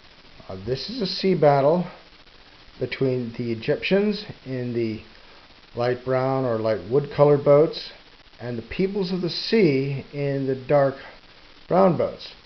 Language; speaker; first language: English; native; English